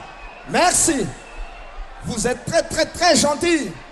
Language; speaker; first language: French; non-native, local second language; Malagasy